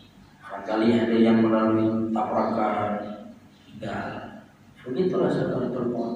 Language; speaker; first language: Indonesian; native; Indonesian